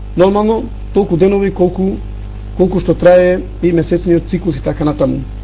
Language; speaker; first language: Macedonian; non-native, local second language; Albanian